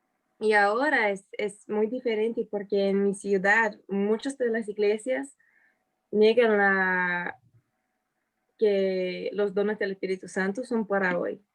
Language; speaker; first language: Spanish; non-native, fluent; English